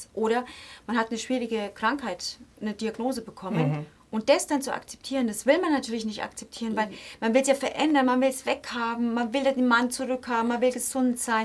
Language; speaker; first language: German; native; German